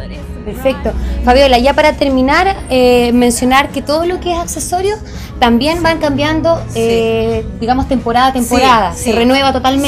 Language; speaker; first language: Spanish; native; Spanish